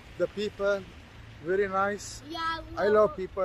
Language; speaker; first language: English; non-native, learner; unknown